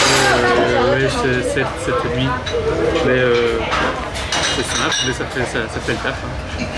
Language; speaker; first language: French; native; French